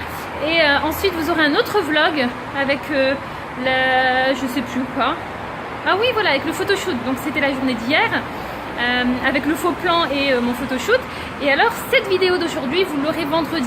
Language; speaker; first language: French; native; French